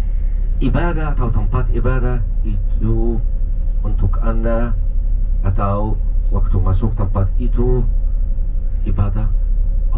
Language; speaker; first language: Indonesian; non-native, fluent; Arabic